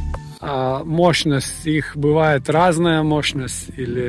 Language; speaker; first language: Russian; native; Russian